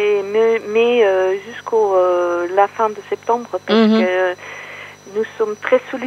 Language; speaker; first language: French; non-native, fluent; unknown